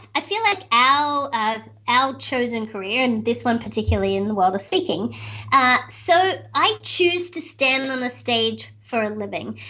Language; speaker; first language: English; native; English